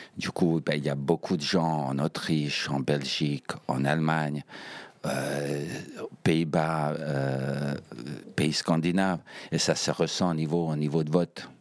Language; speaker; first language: French; early bilingual, other home language; Bosnian